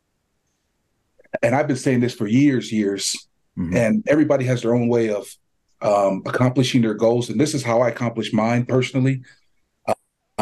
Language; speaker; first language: English; native; English